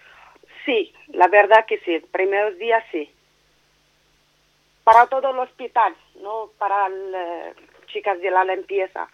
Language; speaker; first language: Spanish; non-native, learner; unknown